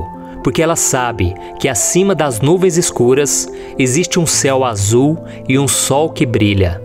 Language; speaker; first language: Portuguese; native; Portuguese